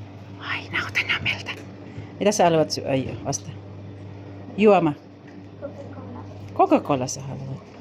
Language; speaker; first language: Finnish; non-native, learner; Filipino